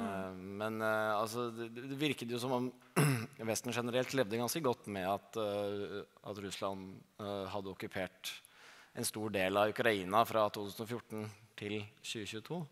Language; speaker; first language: Norwegian; native; Norwegian